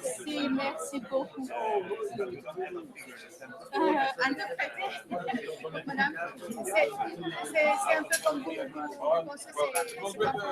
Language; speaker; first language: French; non-native, learner; Ukrainian